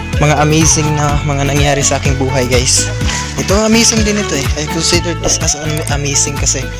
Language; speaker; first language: Filipino; non-native, local second language; Cebuano